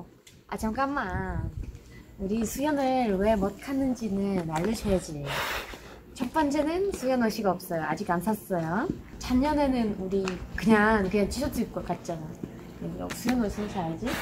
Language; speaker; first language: Korean; non-native, fluent; Russian